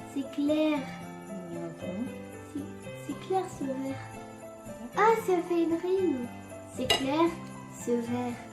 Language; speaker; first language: French; early bilingual, other home language; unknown